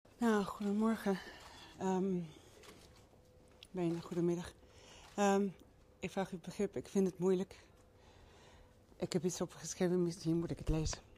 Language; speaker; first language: Dutch; non-native, local second language; Spanish